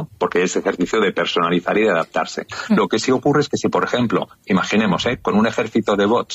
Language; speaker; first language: Spanish; native; Spanish